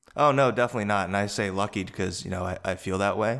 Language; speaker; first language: English; native; English